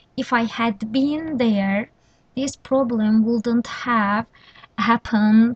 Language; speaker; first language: English; non-native, fluent; Azerbaijani